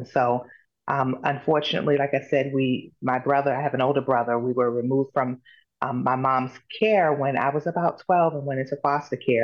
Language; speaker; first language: English; native; English